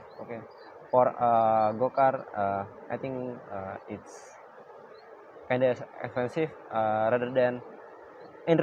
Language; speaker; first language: English; non-native, learner; Indonesian